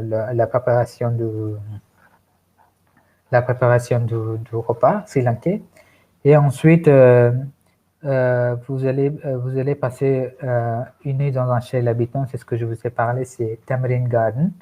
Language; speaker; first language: French; non-native, fluent; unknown